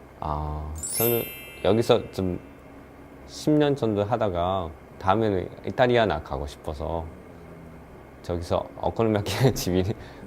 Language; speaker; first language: Korean; non-native, learner; Japanese